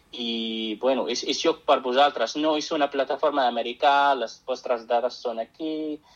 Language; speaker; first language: Catalan; non-native, fluent; Arabic